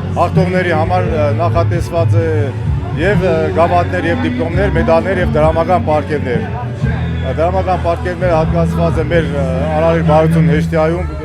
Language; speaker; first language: Armenian; native; Armenian